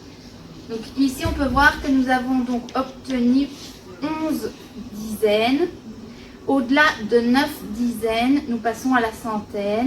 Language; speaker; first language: French; native; French